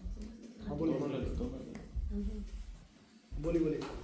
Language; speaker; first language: Hindi; native; Hindi